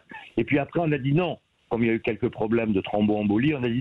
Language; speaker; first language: French; native; French